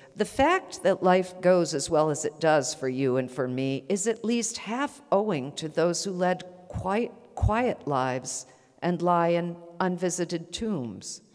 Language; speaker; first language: English; native; English